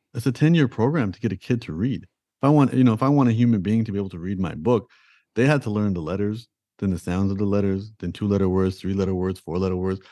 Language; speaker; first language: English; early bilingual, other home language; Punjabi